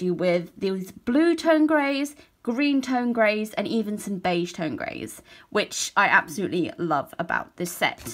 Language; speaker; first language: English; native; English